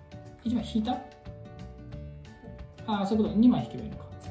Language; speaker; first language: Japanese; native; Japanese